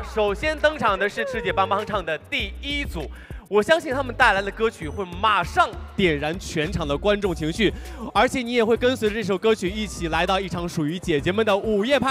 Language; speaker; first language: Chinese; native; Chinese